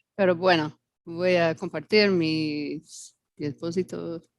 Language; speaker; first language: Spanish; non-native, learner; English